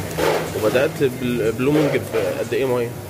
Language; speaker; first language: Arabic; native; Arabic